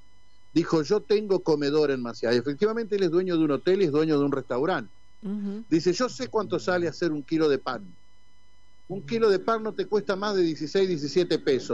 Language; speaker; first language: Spanish; native; Spanish